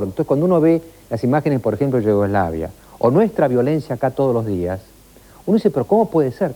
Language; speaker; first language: Spanish; native; Spanish